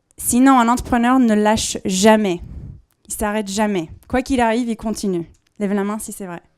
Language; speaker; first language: French; non-native, fluent; English